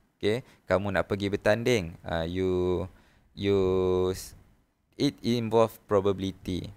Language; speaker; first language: English; non-native, local second language; Malay